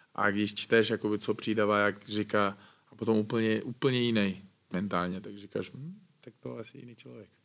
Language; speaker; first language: Czech; non-native, fluent; Uzbek